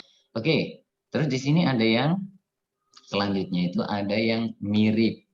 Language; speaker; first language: Indonesian; native; Indonesian